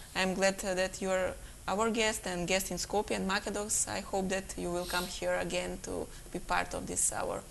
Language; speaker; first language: English; non-native, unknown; Macedonian